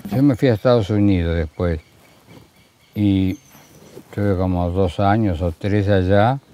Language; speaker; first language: Spanish; native; Spanish